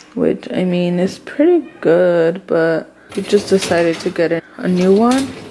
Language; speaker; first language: English; early bilingual, other home language; Spanish